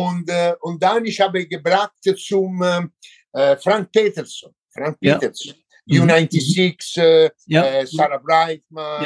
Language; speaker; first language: German; non-native, learner; Italian